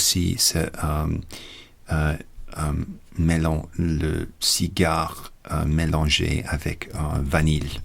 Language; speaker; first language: French; non-native, learner; English